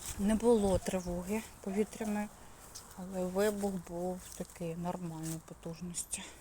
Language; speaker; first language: Ukrainian; native; Ukrainian